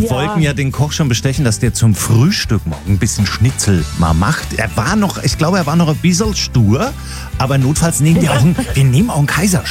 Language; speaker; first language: German; native; German